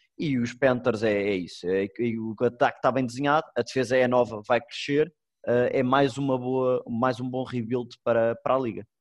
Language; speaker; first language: Portuguese; native; Portuguese